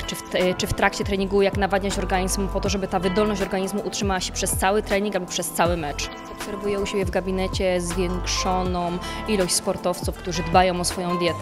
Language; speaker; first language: Polish; native; Polish